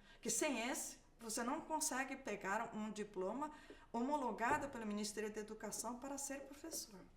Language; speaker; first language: Portuguese; early bilingual, other home language; Japanese